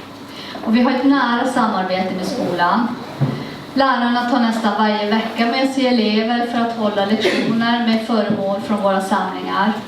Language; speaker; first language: Swedish; native; Swedish